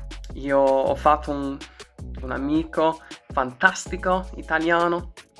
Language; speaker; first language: Italian; non-native, learner; English